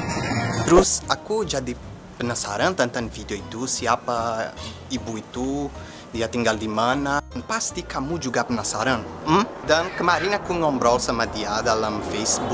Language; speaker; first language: Indonesian; non-native, fluent; Portuguese